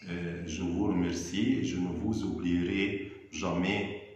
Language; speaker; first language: French; non-native, fluent; Arabic